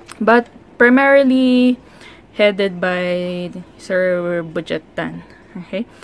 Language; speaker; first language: English; non-native, local second language; Filipino